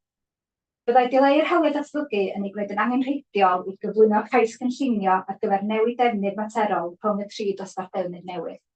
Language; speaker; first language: Welsh; native; Welsh